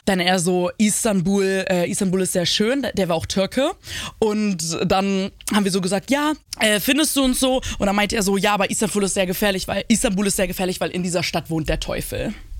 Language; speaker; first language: German; native; German